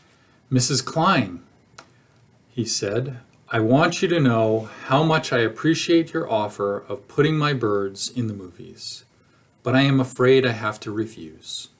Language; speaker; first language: English; native; English